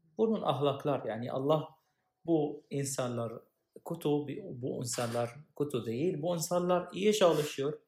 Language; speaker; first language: Turkish; non-native, learner; Arabic